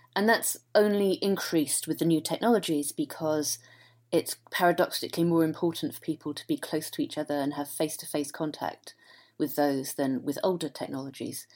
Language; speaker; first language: English; native; English